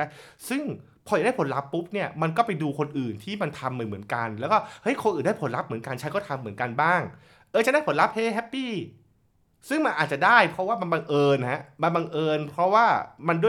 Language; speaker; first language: Thai; native; Thai